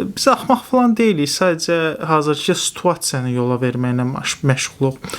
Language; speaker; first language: Azerbaijani; non-native, local second language; Talysh